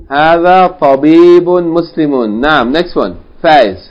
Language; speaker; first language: Arabic; non-native, fluent; English